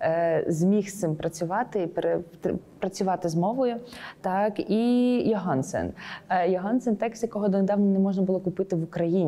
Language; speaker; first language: Ukrainian; native; Ukrainian